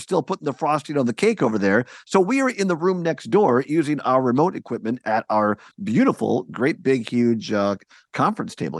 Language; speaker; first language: English; native; English